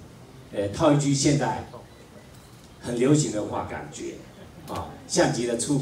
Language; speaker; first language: Chinese; native; Chinese